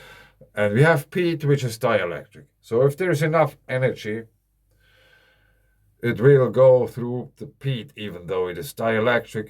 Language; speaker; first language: English; non-native, fluent; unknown